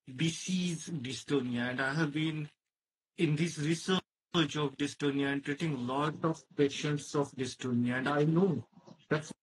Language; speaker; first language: English; non-native, local second language; Marathi